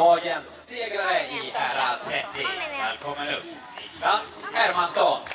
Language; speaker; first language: Swedish; native; Swedish